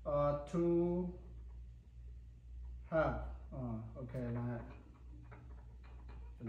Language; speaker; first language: English; non-native, learner; Khmer